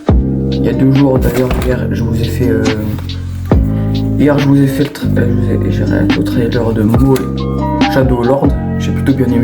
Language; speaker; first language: French; native; French